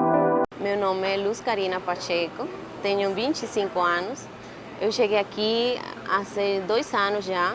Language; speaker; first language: Portuguese; non-native, learner; Spanish